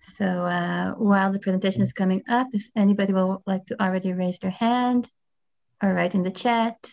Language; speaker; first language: English; non-native, fluent; Hebrew